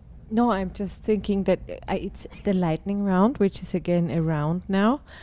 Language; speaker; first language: English; non-native, fluent; German